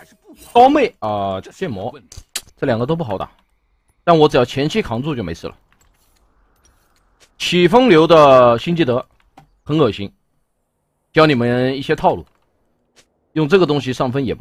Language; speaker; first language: Chinese; native; Chinese